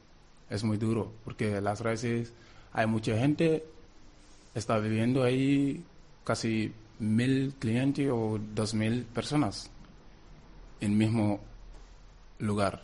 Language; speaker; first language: Spanish; non-native, learner; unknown